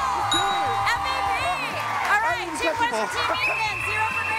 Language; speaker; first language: English; native; English